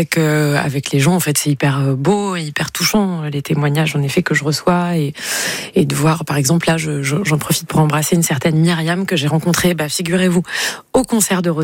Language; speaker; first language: French; native; French